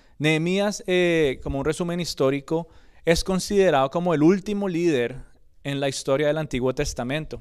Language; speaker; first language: Spanish; early bilingual, other home language; English